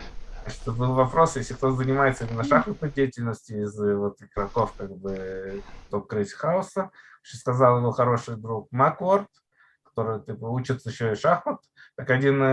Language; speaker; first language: Russian; native; Russian